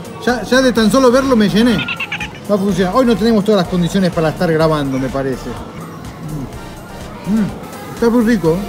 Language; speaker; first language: Spanish; native; Spanish